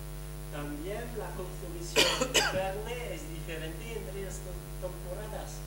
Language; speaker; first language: Spanish; non-native, fluent; French